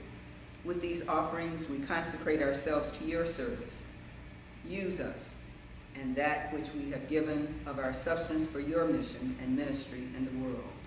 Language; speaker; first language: English; native; English